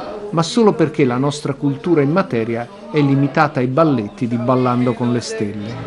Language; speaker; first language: Italian; native; Italian